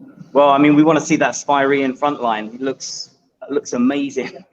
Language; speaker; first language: English; native; English